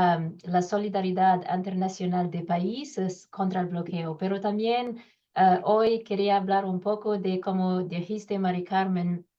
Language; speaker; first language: Spanish; non-native, learner; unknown